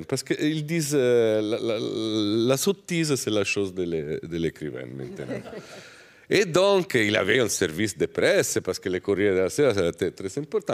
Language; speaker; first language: French; non-native, fluent; Italian